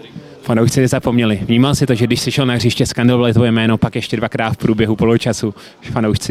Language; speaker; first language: Czech; native; Czech